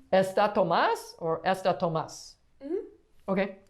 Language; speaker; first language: Spanish; non-native, learner; English